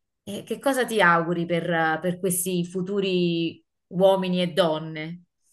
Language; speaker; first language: Italian; native; Italian